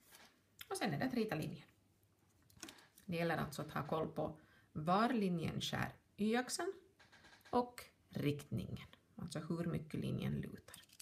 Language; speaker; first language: Swedish; native; Swedish